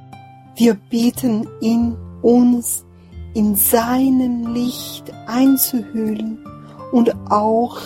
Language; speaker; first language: German; non-native, fluent; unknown